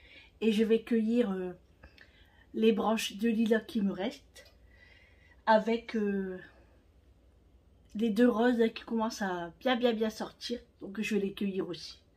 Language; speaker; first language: French; native; French